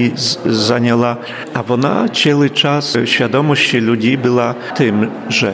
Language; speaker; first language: Polish; non-native, local second language; Ukrainian